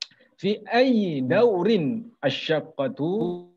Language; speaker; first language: Arabic; non-native, fluent; Indonesian